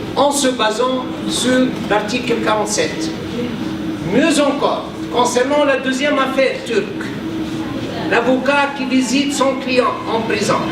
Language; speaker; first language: French; non-native, local second language; Arabic